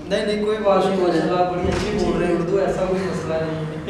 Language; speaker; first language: Hindi; native; Hindi